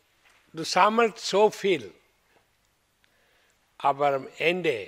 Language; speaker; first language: German; non-native, learner; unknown